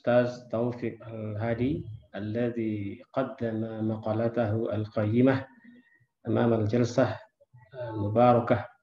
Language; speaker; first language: Arabic; non-native, fluent; Indonesian